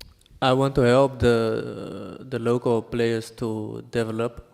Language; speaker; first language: English; non-native, fluent; Dutch